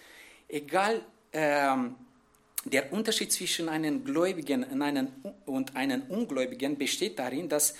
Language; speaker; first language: German; non-native, fluent; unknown